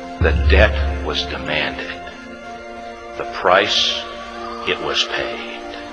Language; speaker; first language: English; native; English